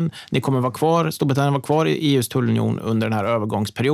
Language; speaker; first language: Swedish; native; Swedish